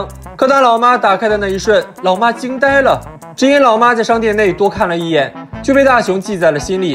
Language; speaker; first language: Chinese; native; Chinese